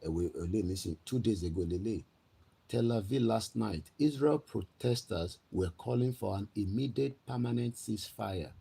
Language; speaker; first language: English; non-native, local second language; Yoruba